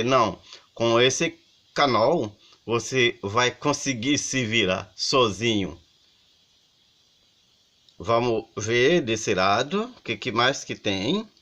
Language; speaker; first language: Portuguese; non-native, learner; Haitian Creole